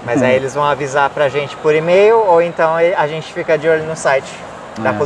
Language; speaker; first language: Portuguese; native; Portuguese